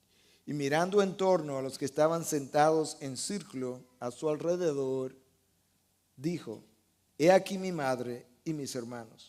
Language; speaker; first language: Spanish; native; Spanish